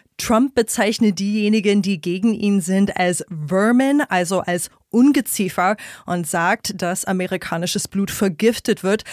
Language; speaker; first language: German; non-native, fluent; English